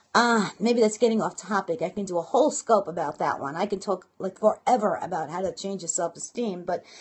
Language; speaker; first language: English; native; English